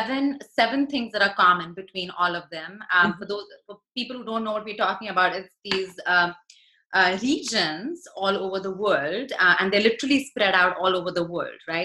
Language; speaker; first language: English; non-native, local second language; Hindi